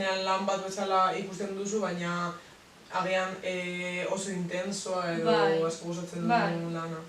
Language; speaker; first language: Basque; non-native, local second language; Spanish